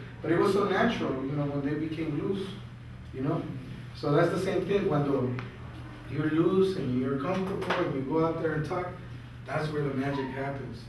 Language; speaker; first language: English; early bilingual, other home language; Spanish